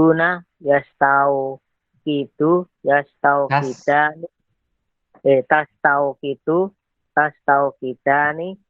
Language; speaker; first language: Arabic; non-native, learner; Indonesian